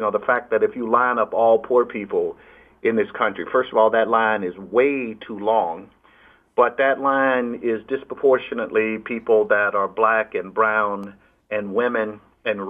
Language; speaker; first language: English; native; English